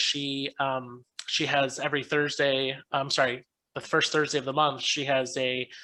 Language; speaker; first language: English; native; English